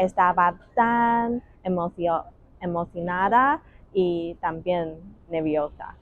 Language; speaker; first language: Spanish; non-native, learner; Chinese